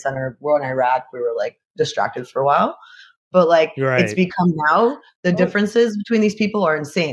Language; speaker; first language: English; native; English